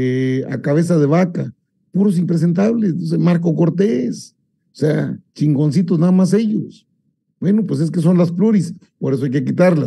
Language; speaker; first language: Spanish; native; Spanish